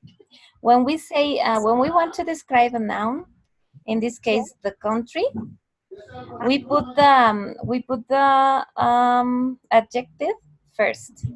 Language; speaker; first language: English; non-native, fluent; Spanish